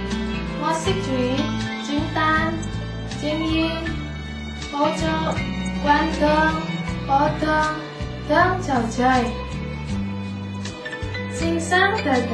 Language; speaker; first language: Chinese; non-native, learner; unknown